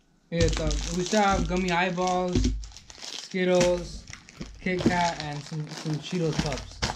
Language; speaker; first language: English; early bilingual, other home language; Spanish